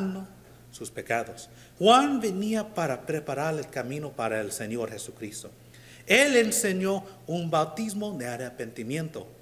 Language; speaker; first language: Spanish; non-native, learner; English